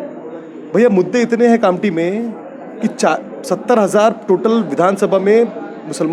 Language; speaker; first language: Hindi; native; Hindi